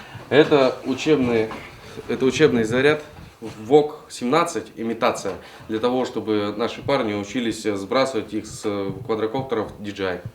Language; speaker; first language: Russian; native; Russian